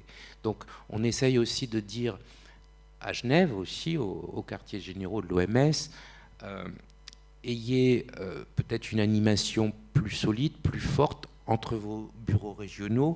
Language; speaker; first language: French; native; French